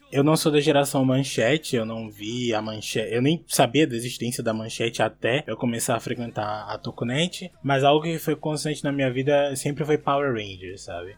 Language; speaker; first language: Portuguese; native; Portuguese